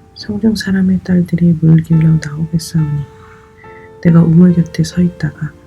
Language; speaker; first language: Korean; native; Korean